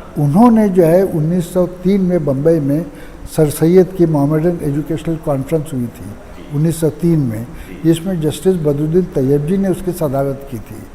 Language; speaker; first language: Urdu; non-native, local second language; Konkani